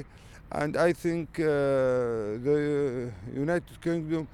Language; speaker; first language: English; non-native, learner; Arabic